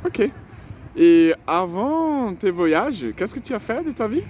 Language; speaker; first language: French; non-native, fluent; Portuguese